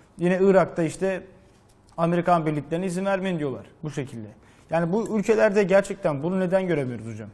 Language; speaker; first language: Turkish; native; Turkish